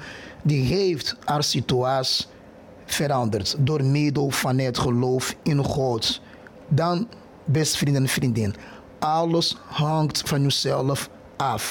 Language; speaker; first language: Dutch; non-native, fluent; Portuguese